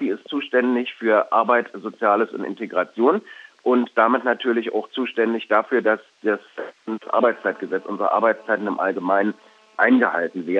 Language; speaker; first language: German; native; German